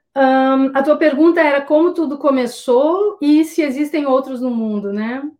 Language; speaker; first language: Portuguese; native; Portuguese